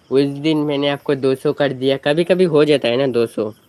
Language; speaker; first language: Hindi; non-native, local second language; Bangla